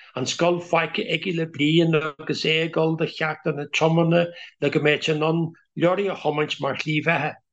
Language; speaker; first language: Irish; non-native, local second language; English